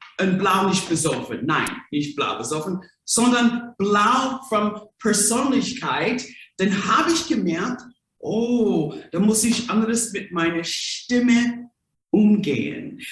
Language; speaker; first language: German; non-native, fluent; English